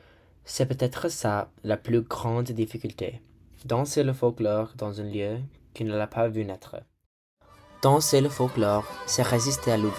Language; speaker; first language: French; native; French